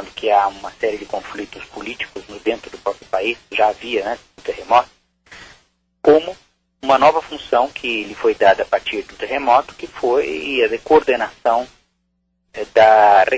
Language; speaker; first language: Portuguese; native; Portuguese